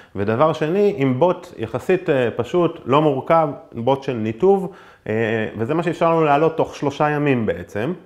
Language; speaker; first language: Hebrew; native; Hebrew